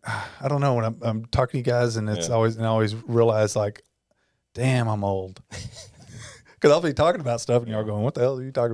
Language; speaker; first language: English; native; English